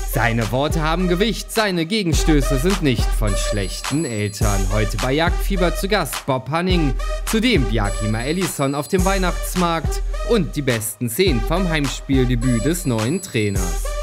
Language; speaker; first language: German; native; German